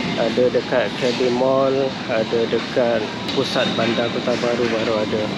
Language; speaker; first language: Malay; non-native, fluent; Western Cham